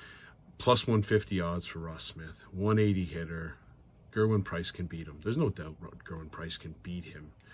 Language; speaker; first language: English; native; English